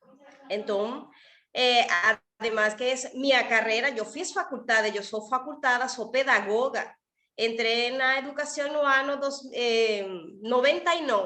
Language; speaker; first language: Portuguese; non-native, learner; Spanish